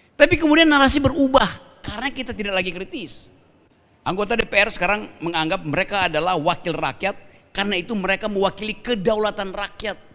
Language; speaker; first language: Indonesian; native; Indonesian